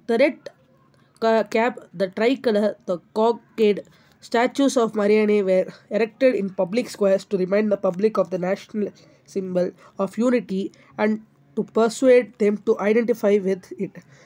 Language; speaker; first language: English; non-native, local second language; Tamil